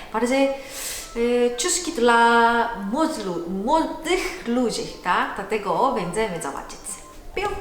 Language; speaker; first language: Polish; non-native, learner; Korean